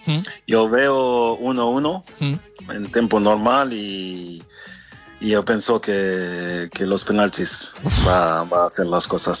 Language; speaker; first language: Spanish; non-native, fluent; French